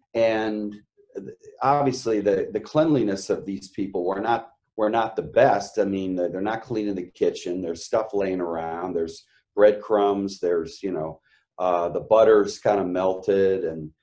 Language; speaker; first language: English; native; English